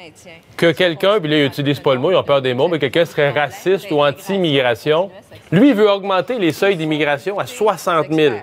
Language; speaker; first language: French; native; French